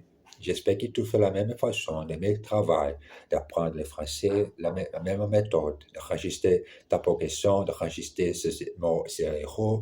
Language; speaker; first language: French; non-native, learner; German